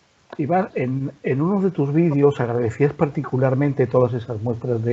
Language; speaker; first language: Spanish; native; Spanish